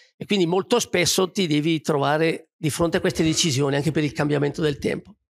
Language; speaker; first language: Italian; native; Italian